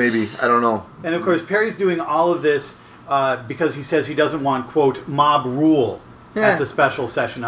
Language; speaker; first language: English; native; English